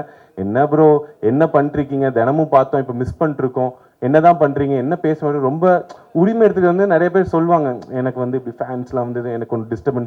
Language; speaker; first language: Tamil; native; Tamil